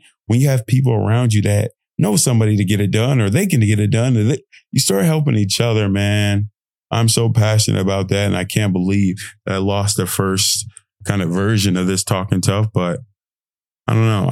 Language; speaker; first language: English; native; English